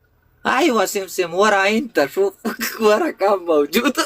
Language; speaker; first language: Arabic; non-native, learner; Pashto